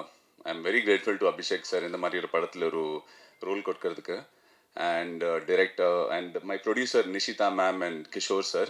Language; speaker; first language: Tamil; non-native, fluent; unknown